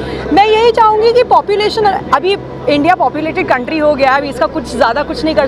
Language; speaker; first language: Hindi; native; Hindi